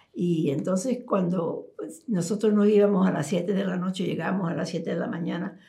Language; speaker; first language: Spanish; early bilingual, heritage; Spanish